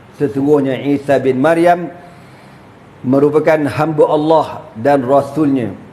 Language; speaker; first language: Malay; native; Malay